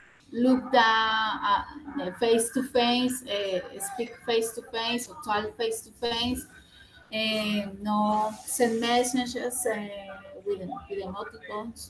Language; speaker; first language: English; non-native, learner; Spanish